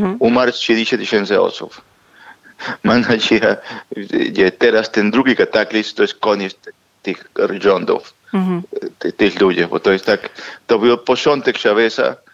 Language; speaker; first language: Polish; non-native, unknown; Spanish